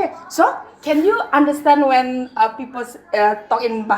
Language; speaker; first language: English; non-native, learner; Indonesian